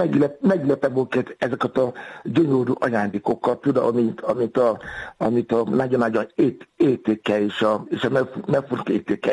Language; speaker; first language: Hungarian; non-native, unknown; Yoruba